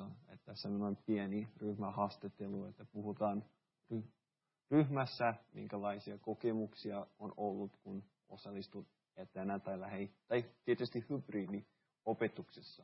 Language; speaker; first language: Finnish; early bilingual, heritage; Finnish